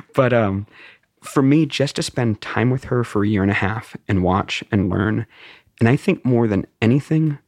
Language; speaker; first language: English; native; English